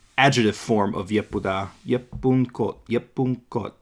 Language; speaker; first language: Korean; non-native, learner; English